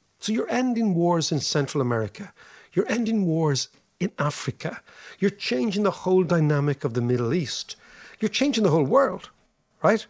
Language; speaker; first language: English; native; English